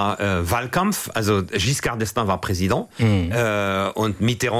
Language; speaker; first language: German; non-native, fluent; French